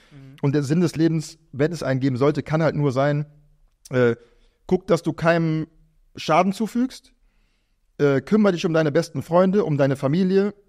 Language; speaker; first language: German; native; German